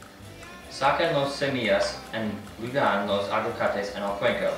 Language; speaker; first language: Spanish; non-native, learner; English